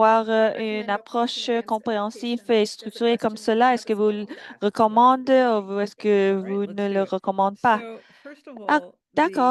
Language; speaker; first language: French; non-native, fluent; English